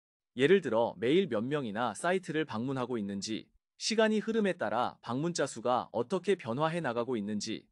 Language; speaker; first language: Korean; native; Korean